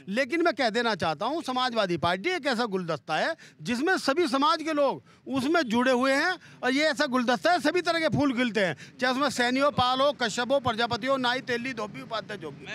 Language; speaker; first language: Hindi; native; Hindi